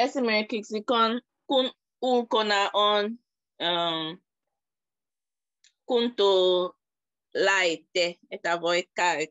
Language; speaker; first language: Finnish; non-native, learner; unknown